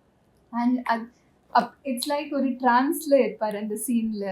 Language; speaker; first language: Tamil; non-native, local second language; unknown